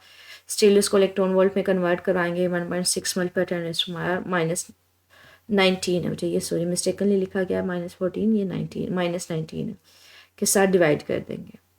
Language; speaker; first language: Hindi; non-native, local second language; Punjabi